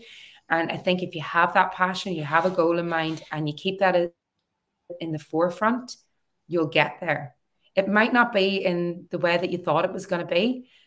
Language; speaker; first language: English; native; English